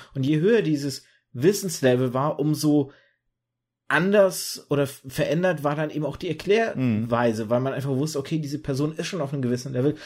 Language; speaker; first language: German; early bilingual, other home language; Russian